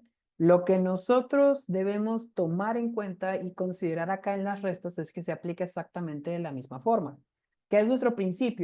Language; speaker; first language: Spanish; native; Spanish